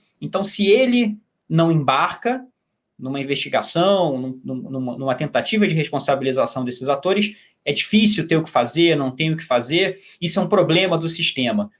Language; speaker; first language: Portuguese; native; Portuguese